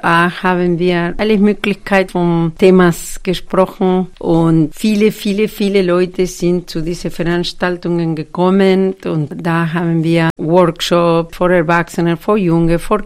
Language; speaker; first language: German; non-native, fluent; Spanish